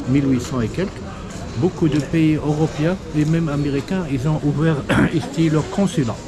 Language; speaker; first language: French; non-native, local second language; Arabic